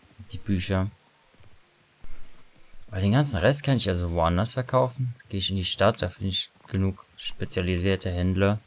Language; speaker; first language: German; native; German